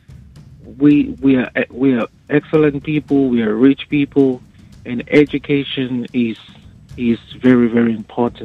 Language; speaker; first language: English; non-native, local second language; Yoruba